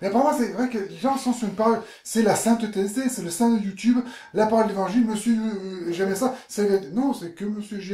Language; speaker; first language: French; native; French